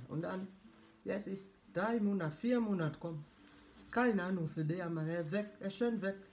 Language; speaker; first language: German; non-native, learner; French